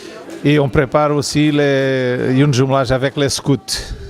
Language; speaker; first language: French; non-native, fluent; Portuguese